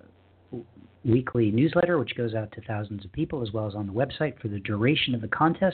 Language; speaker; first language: English; native; English